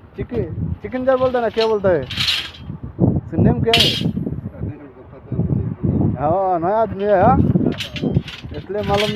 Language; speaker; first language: Hindi; non-native, learner; Bangla